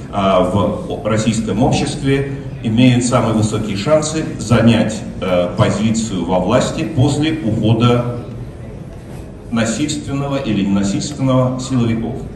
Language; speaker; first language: Russian; native; Russian